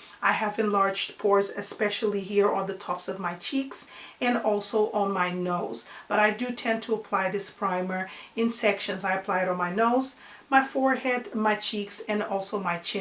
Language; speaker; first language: English; non-native, fluent; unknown